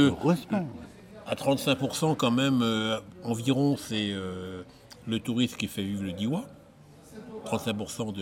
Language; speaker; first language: French; native; French